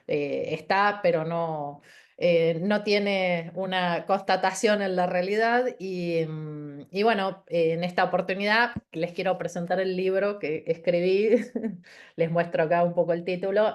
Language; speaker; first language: Spanish; native; Spanish